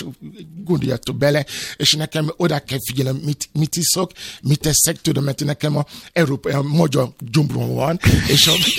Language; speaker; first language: Hungarian; non-native, fluent; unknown